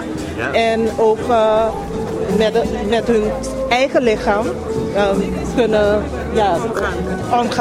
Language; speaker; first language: Dutch; non-native, local second language; Papiamento